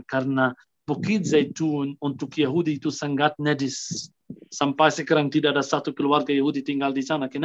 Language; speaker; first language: Indonesian; non-native, fluent; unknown